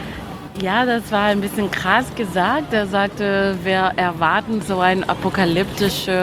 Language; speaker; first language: German; non-native, fluent; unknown